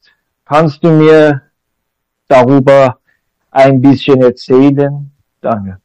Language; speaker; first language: German; non-native, learner; Persian